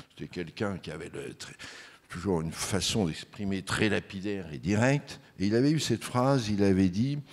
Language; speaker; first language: French; native; French